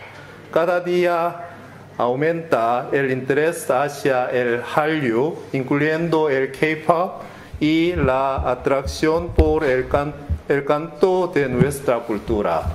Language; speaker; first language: Spanish; non-native, learner; Korean